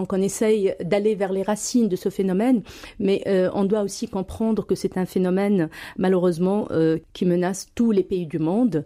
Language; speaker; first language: French; non-native, local second language; Arabic